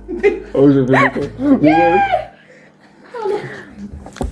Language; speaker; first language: French; native; French